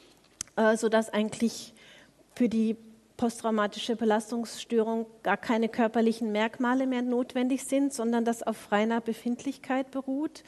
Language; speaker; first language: German; native; German